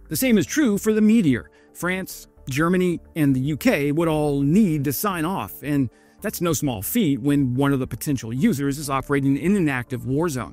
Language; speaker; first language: English; native; English